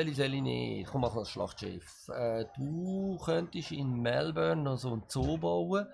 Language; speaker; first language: German; native; German